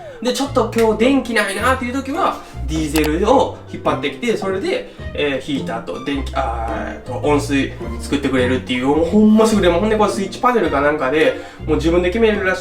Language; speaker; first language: Japanese; native; Japanese